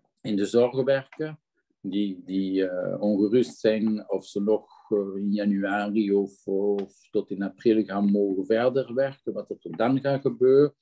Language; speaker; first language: Dutch; non-native, local second language; French